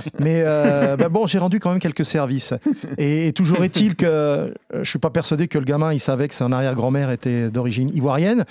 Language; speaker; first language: French; native; French